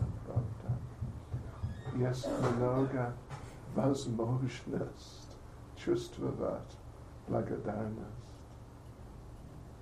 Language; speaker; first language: Russian; non-native, learner; English